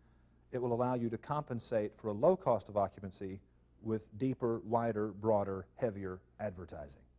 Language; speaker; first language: English; native; English